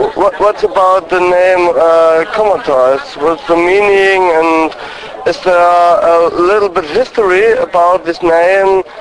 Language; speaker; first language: English; non-native, learner; German